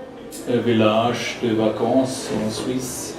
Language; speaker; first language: French; non-native, learner; German